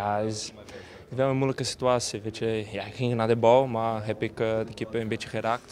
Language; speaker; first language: Dutch; non-native, fluent; Portuguese